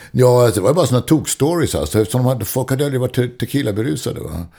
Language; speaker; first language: Swedish; non-native, local second language; English